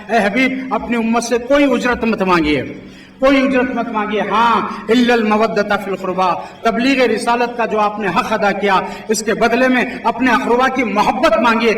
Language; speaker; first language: Urdu; native; Urdu